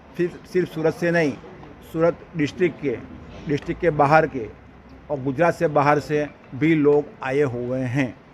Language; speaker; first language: Hindi; non-native, local second language; Gujarati